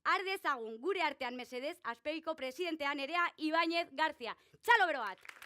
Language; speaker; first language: Basque; native; Basque